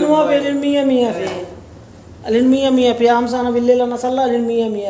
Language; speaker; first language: Arabic; non-native, learner; Hindi